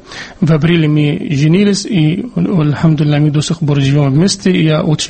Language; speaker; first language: Russian; non-native, fluent; Arabic